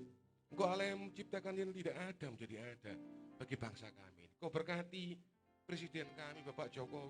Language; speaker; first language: Indonesian; native; Indonesian